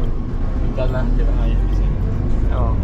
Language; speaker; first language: Finnish; non-native, learner; Japanese